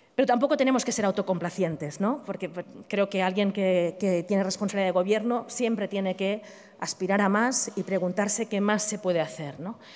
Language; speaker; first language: Spanish; native; Spanish